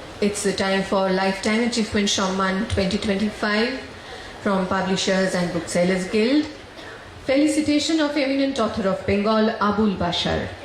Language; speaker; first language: English; non-native, local second language; Bangla